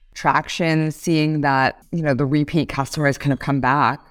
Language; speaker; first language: English; native; English